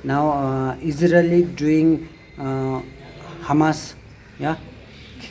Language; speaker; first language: English; non-native, learner; Tibetan